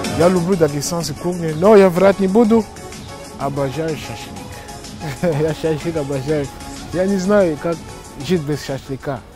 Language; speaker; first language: Russian; non-native, fluent; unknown